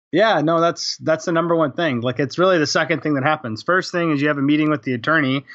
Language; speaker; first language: English; native; English